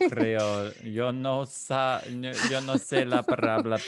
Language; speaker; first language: Spanish; non-native, fluent; English